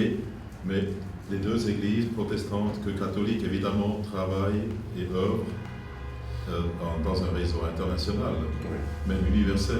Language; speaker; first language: French; non-native, fluent; German